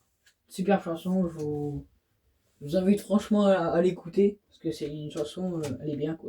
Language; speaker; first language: French; native; French